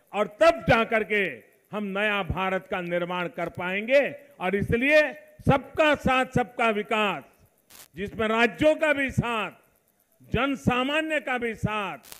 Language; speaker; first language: Hindi; non-native, local second language; Gujarati